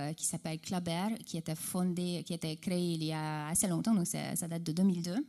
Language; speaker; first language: French; non-native, fluent; Hungarian